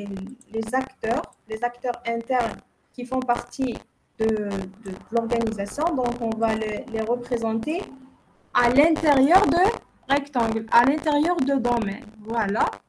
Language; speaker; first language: French; non-native, local second language; Arabic